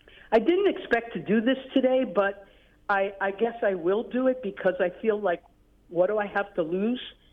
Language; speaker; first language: English; native; English